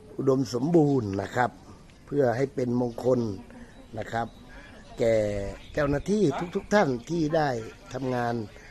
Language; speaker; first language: Thai; non-native, local second language; Northern Khmer